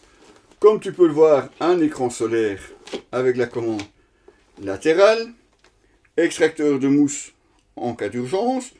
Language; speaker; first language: French; native; French